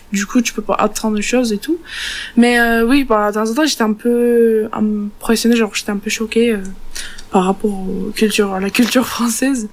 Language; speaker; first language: French; non-native, learner; Turkish